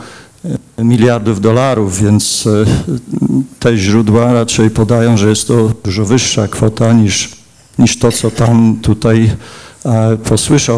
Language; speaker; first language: Polish; native; Polish